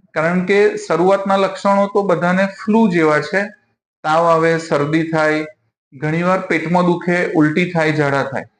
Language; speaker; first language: Gujarati; native; Gujarati